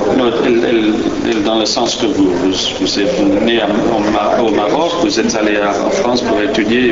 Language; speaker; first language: French; non-native, learner; Spanish